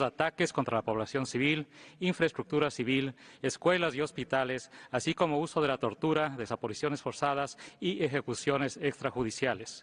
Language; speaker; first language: Spanish; native; Spanish